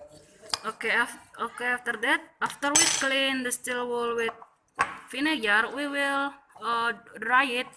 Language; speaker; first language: English; non-native, learner; Indonesian